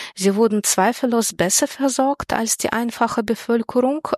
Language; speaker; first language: German; non-native, fluent; Russian